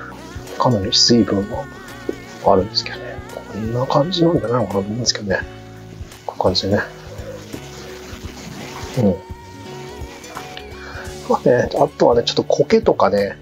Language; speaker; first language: Japanese; native; Japanese